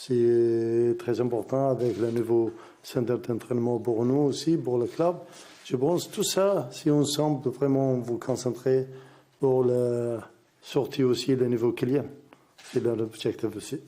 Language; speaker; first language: French; non-native, learner; Arabic